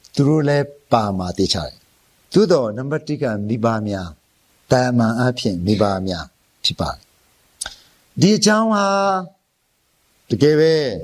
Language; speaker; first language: Burmese; non-native, local second language; Hakha Chin